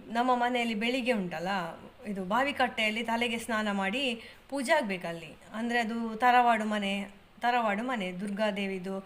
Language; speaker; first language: Kannada; native; Kannada